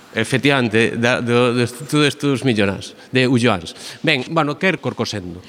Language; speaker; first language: Galician; native; Galician